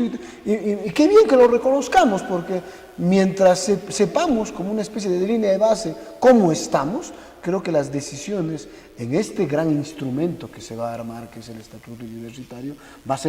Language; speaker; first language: Spanish; native; Spanish